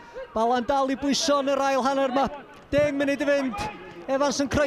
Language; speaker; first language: Welsh; native; Welsh